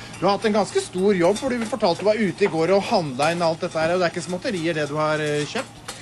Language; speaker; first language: Norwegian; native; Norwegian